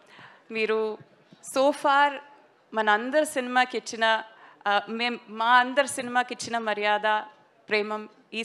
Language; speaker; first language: Telugu; non-native, learner; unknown